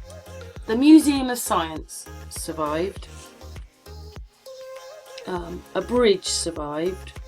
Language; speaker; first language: English; native; English